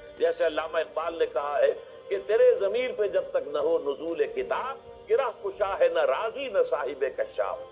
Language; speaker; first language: Urdu; native; Urdu